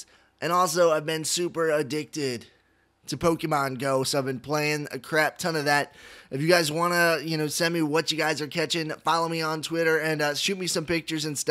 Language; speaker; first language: English; native; English